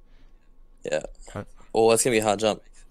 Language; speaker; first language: English; native; English